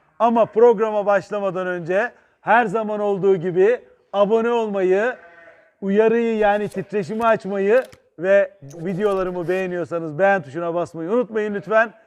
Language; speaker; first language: Turkish; native; Turkish